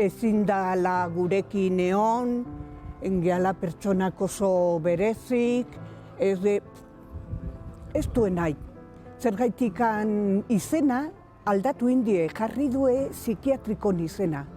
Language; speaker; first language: Basque; non-native, local second language; Spanish